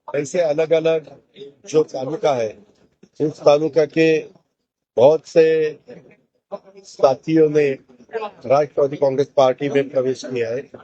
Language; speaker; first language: Hindi; non-native, local second language; Marathi